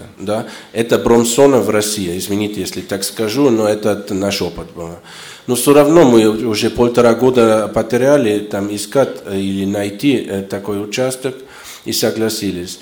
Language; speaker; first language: Russian; non-native, fluent; German